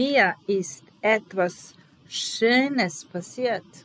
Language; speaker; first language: German; non-native, fluent; Serbian